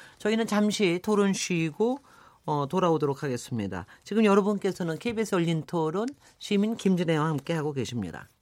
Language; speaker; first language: Korean; native; Korean